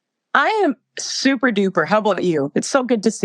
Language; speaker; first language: English; native; English